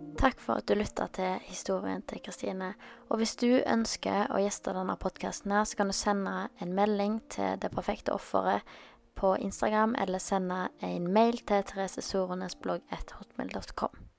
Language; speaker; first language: Norwegian; native; Norwegian